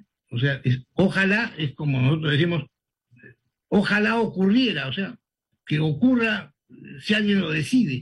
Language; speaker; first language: Spanish; native; Spanish